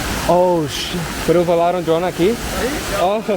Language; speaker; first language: Spanish; non-native, learner; English